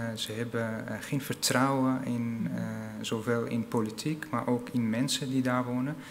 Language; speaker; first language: Dutch; non-native, fluent; Arabic